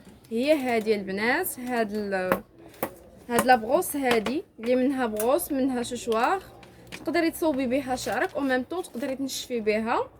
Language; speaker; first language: Arabic; native; Arabic